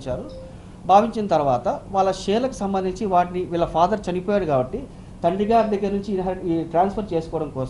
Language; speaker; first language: Telugu; native; Telugu